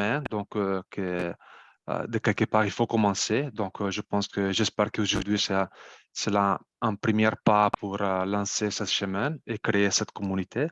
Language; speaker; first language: French; non-native, fluent; Italian